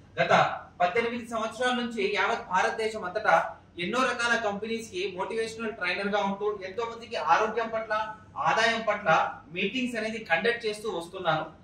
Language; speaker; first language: Telugu; non-native, local second language; Hindi